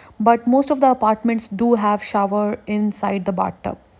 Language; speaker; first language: English; non-native, local second language; Hindi